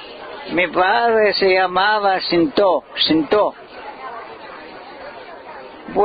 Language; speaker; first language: Spanish; early bilingual, heritage; Ladino